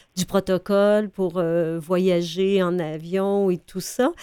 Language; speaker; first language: French; native; French